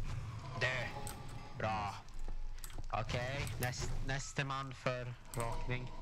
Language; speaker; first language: Swedish; native; Swedish